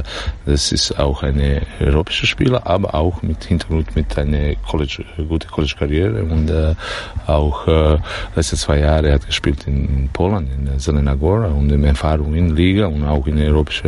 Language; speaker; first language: German; non-native, learner; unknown